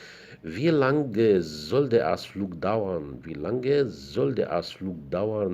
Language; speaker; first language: German; non-native, fluent; Arabic